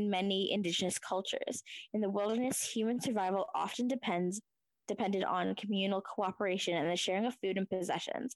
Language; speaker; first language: English; native; English